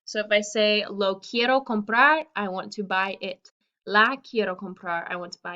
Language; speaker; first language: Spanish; non-native, fluent; English